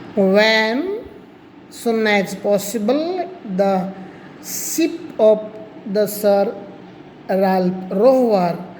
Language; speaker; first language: English; non-native, local second language; Marathi